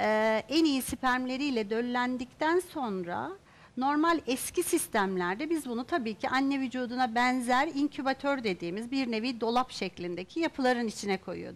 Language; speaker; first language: Turkish; native; Turkish